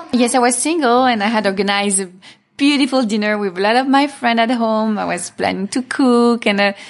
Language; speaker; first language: English; non-native, fluent; French